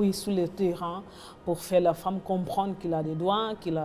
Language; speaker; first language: French; non-native, learner; Portuguese